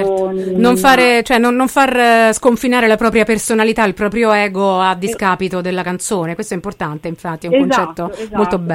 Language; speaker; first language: Italian; native; Italian